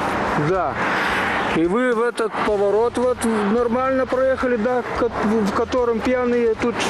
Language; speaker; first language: Russian; non-native, local second language; Lithuanian